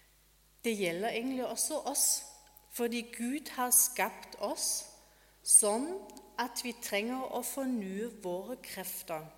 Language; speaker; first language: Norwegian; non-native, fluent; German